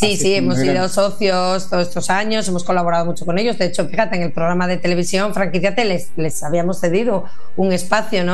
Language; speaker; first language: Spanish; native; Spanish